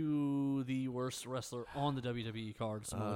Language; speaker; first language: English; native; English